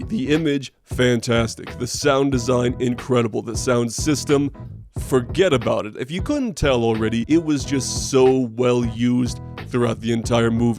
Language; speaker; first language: English; native; English